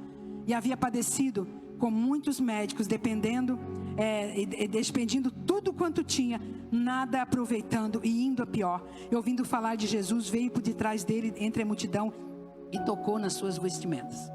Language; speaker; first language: Portuguese; native; Portuguese